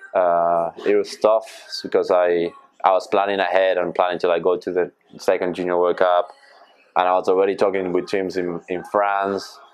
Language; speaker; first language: English; non-native, fluent; Spanish